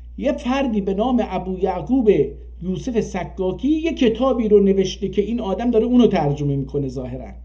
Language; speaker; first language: Persian; non-native, local second language; Azerbaijani